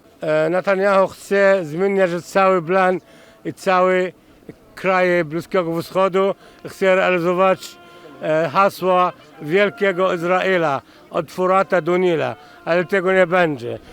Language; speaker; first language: Polish; non-native, fluent; Arabic